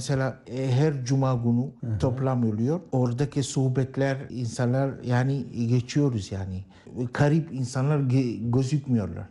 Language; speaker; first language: Turkish; non-native, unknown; Arabic